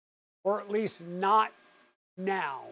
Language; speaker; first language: English; native; English